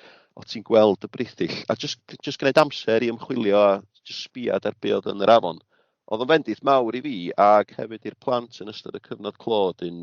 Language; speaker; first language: Welsh; native; Welsh